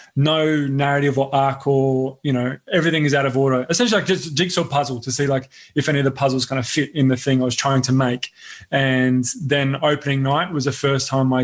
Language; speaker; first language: English; native; English